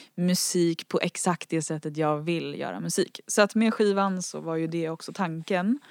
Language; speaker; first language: Swedish; native; Swedish